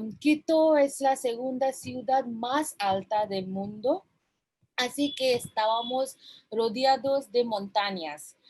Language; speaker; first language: Spanish; non-native, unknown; Bangla